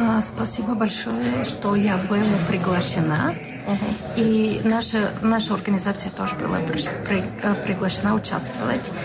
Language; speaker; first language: Russian; non-native, learner; Bulgarian